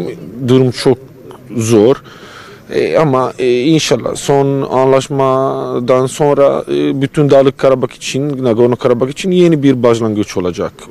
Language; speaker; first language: Turkish; non-native, fluent; Italian